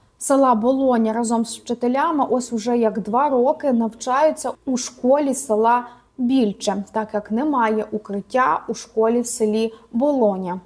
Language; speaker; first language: Ukrainian; native; Ukrainian